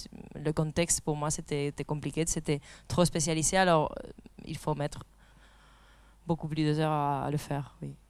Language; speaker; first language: French; non-native, fluent; Spanish